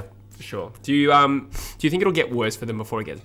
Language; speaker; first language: English; native; English